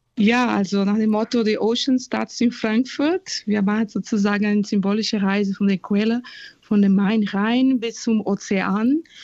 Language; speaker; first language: German; non-native, fluent; Portuguese